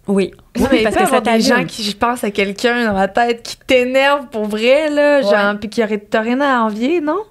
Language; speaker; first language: French; native; French